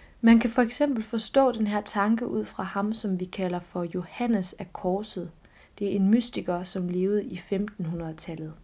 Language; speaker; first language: Danish; native; Danish